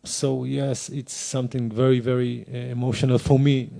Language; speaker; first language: English; non-native, fluent; Hebrew